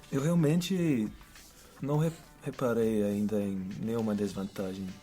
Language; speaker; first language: Portuguese; non-native, fluent; English